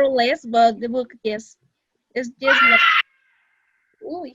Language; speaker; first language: English; non-native, learner; Spanish